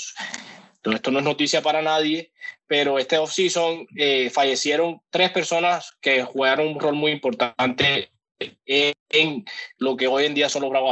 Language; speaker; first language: Spanish; native; Spanish